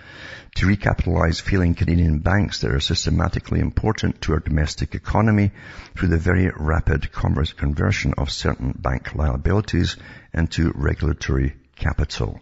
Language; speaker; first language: English; native; English